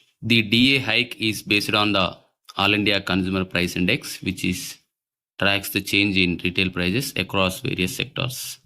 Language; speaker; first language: English; non-native, local second language; Telugu